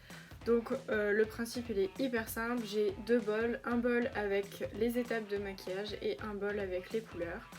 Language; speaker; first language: French; native; French